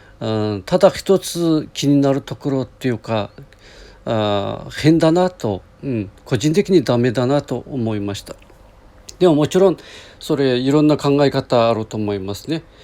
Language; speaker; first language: Japanese; non-native, fluent; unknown